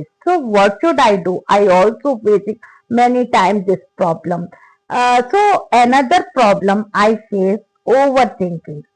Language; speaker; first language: English; non-native, learner; Hindi